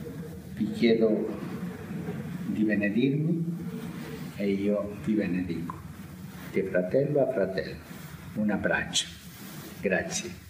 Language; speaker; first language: Italian; early bilingual, heritage; Spanish